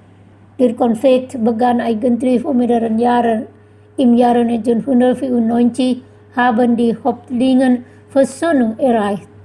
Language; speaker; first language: German; non-native, fluent; Indonesian